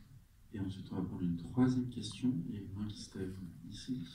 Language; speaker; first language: French; native; French